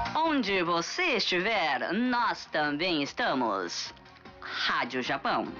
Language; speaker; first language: Portuguese; native; Portuguese